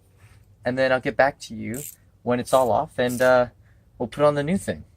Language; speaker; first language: English; native; English